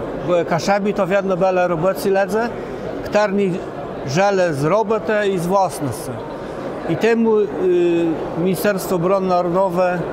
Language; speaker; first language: Polish; non-native, local second language; Kashubian